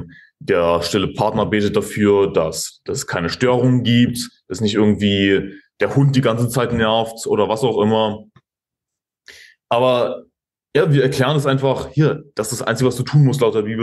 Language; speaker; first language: German; native; German